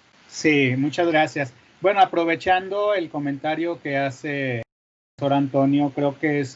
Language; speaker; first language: Spanish; native; Spanish